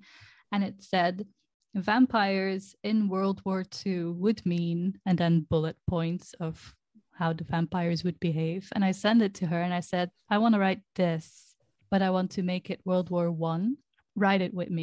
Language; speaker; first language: English; non-native, fluent; Dutch